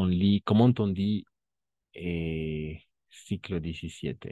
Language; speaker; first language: French; non-native, fluent; Spanish